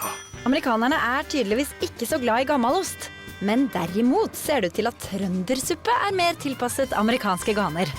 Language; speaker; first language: Norwegian; native; Norwegian